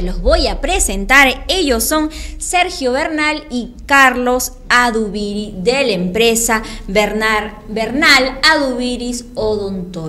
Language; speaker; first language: Spanish; native; Spanish